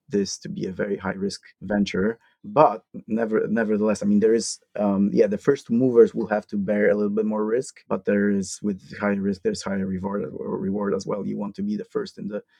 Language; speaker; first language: English; non-native, fluent; Polish